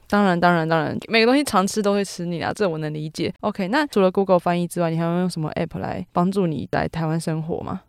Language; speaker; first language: Chinese; native; Chinese